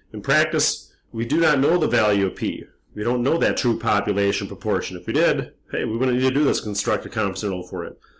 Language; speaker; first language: English; native; English